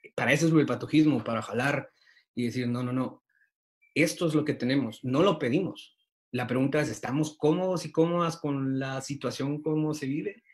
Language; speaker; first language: Spanish; native; Spanish